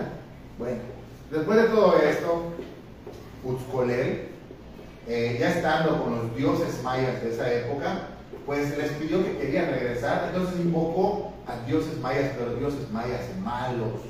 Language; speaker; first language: Spanish; native; Spanish